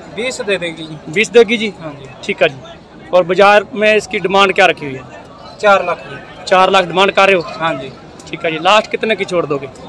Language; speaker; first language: Hindi; non-native, local second language; Punjabi